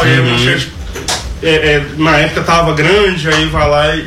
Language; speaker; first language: Portuguese; native; Portuguese